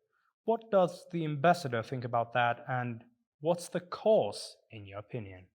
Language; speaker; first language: English; non-native, fluent; Georgian